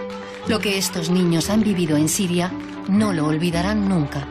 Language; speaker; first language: Spanish; native; Spanish